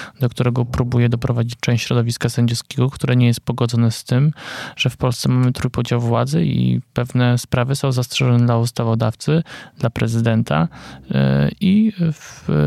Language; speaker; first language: Polish; native; Polish